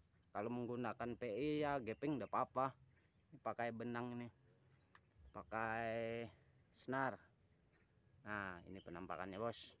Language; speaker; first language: Indonesian; native; Indonesian